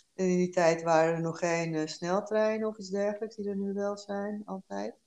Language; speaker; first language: Dutch; early bilingual, other home language; Korean